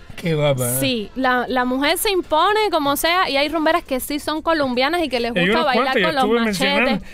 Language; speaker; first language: Spanish; native; Spanish